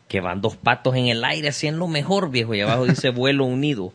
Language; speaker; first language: Spanish; native; Spanish